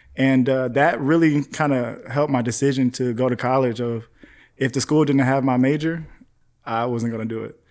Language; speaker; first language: English; native; English